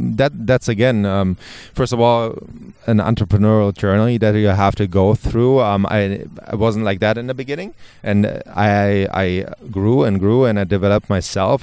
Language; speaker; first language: English; non-native, fluent; German